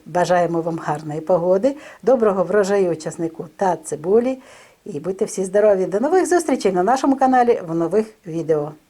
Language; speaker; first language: Ukrainian; native; Ukrainian